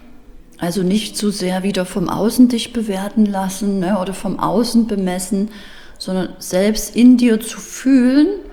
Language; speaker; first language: German; native; German